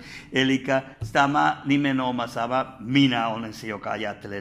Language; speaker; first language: Finnish; non-native, fluent; Spanish